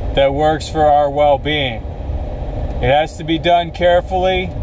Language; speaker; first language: English; native; English